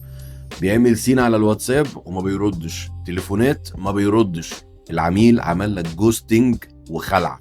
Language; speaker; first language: Arabic; native; Arabic